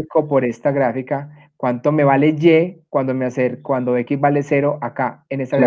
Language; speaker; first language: Spanish; native; Spanish